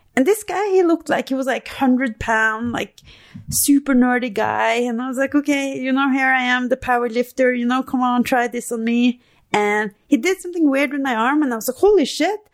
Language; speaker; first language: English; non-native, fluent; Norwegian